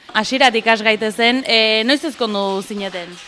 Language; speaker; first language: Basque; native; Basque